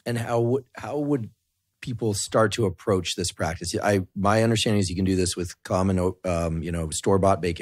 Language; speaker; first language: English; native; English